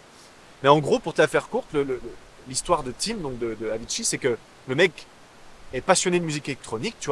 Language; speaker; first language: French; native; French